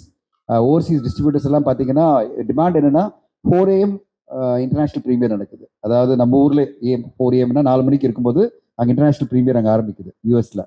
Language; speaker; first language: Tamil; native; Tamil